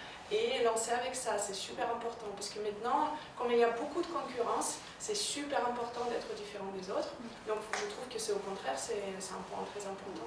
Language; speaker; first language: French; non-native, fluent; Russian